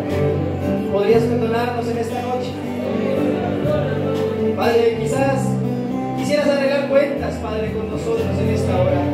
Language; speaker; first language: Spanish; native; Spanish